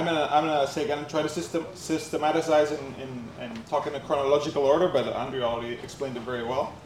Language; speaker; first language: English; non-native, fluent; Spanish